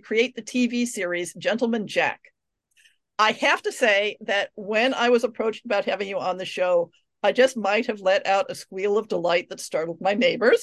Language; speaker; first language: English; native; English